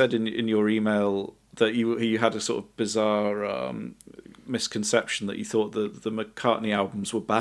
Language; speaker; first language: English; native; English